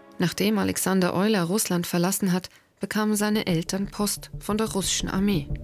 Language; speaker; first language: German; native; German